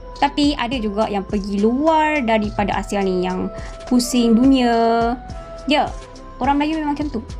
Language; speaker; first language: Malay; native; Malay